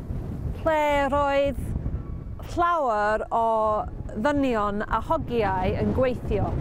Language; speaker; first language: Welsh; non-native, learner; English